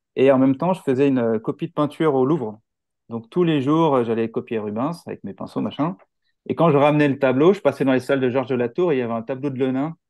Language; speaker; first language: French; native; French